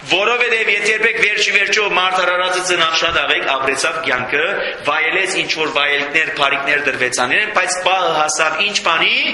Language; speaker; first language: Armenian; native; Armenian